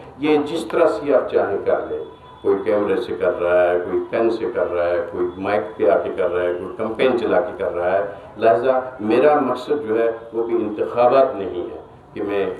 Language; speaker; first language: Urdu; non-native, local second language; Kashmiri